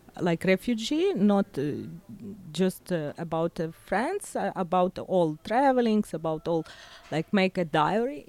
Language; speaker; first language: English; non-native, learner; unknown